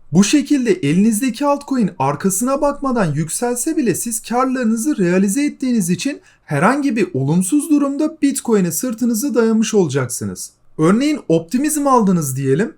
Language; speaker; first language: Turkish; native; Turkish